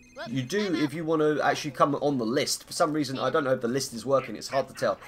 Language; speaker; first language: English; native; English